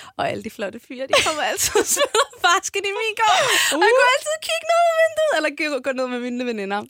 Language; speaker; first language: Danish; early bilingual, other home language; Tigrinya